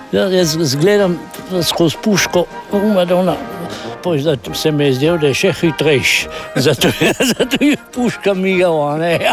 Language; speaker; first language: Slovenian; native; Slovenian